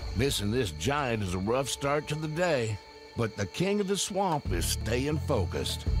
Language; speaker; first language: English; native; English